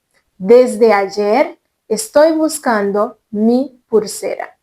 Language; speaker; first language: Spanish; non-native, learner; Haitian Creole